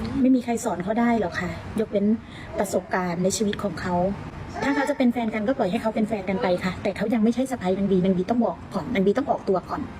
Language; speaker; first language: Thai; native; Thai